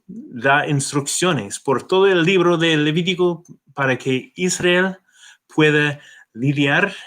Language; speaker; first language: Spanish; non-native, fluent; English